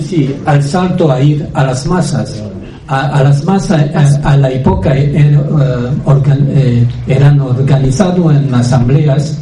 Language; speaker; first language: Spanish; non-native, fluent; French